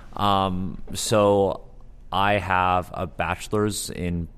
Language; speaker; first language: English; native; English